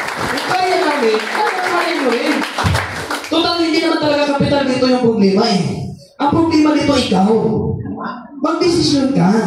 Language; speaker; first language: Filipino; non-native, local second language; Masbatenyo